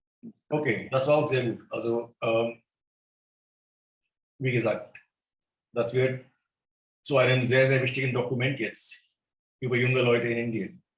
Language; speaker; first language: German; non-native, fluent; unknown